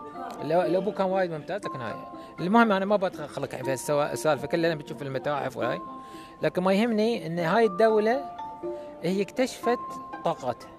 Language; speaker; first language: Arabic; native; Arabic